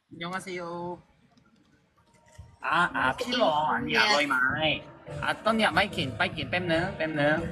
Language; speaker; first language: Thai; non-native, learner; Korean